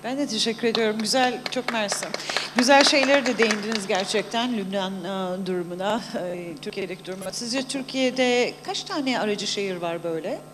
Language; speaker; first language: Turkish; native; Turkish